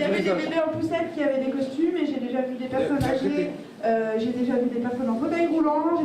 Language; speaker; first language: French; native; French